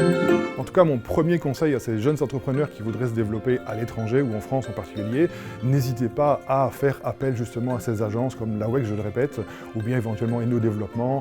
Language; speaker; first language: French; native; French